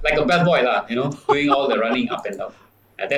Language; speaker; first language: English; non-native, local second language; Tamil